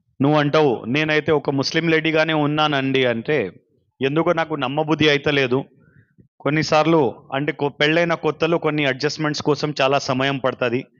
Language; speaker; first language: Telugu; non-native, local second language; Urdu